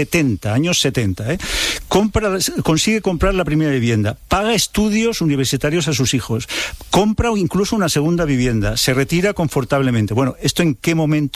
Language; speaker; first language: Spanish; native; Spanish